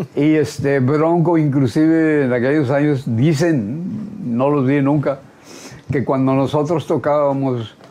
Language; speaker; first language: Spanish; native; Spanish